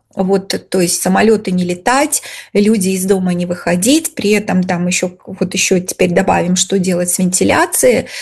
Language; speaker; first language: Russian; native; Russian